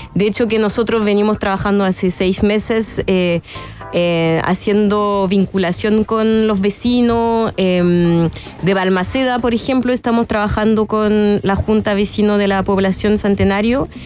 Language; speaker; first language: Spanish; non-native, fluent; French